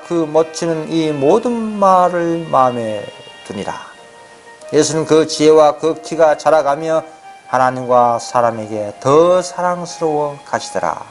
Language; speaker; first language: Korean; native; Korean